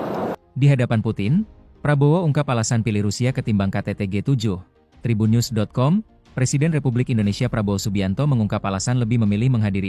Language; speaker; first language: Indonesian; native; Indonesian